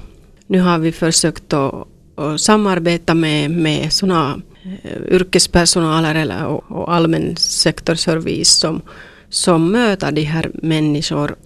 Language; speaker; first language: Swedish; non-native, local second language; Finnish